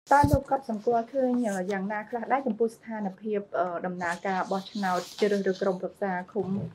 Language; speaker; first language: Khmer; native; Khmer